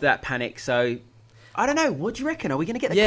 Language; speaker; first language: English; native; English